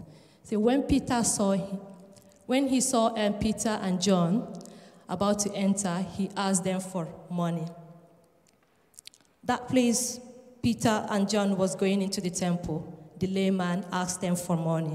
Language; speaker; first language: English; non-native, local second language; Igbo